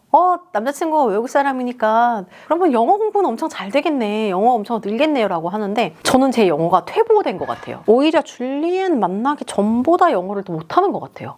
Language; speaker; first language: Korean; native; Korean